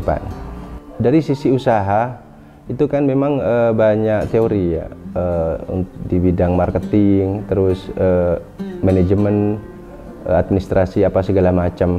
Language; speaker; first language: Indonesian; non-native, local second language; Madurese